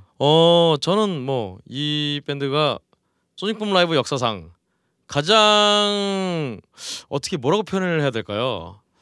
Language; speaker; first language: Korean; native; Korean